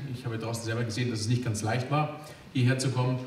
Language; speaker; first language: German; native; German